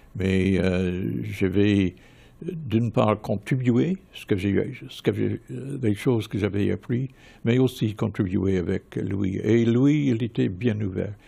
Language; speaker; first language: French; non-native, fluent; English